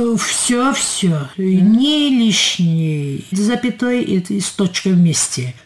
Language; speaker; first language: Russian; non-native, local second language; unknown